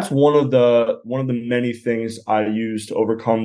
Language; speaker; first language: English; native; English